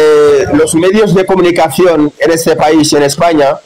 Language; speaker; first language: Spanish; non-native, fluent; Wolof